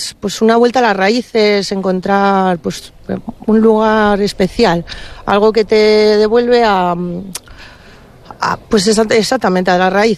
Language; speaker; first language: Spanish; native; Spanish